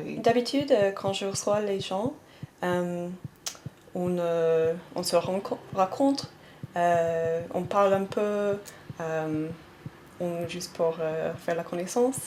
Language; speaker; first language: French; non-native, fluent; English